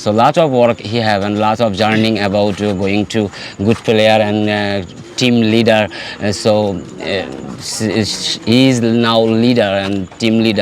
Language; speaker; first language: English; non-native, local second language; Bangla